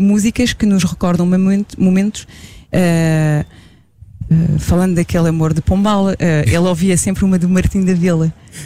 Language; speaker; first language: Portuguese; non-native, fluent; French